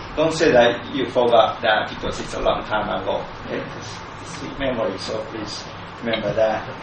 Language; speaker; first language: English; non-native, fluent; Japanese